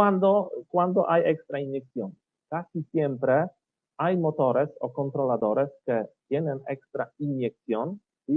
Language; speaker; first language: Spanish; non-native, learner; Polish